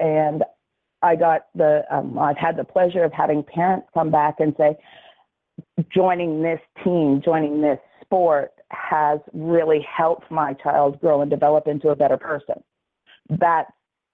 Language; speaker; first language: English; native; English